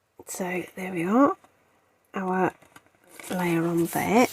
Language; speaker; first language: English; native; English